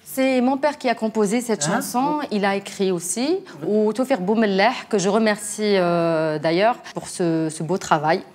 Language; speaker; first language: French; non-native, local second language; Arabic